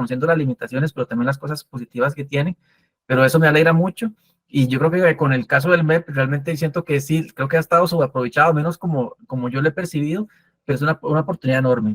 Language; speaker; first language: Spanish; native; Spanish